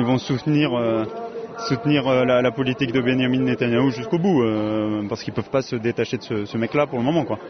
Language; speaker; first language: French; native; French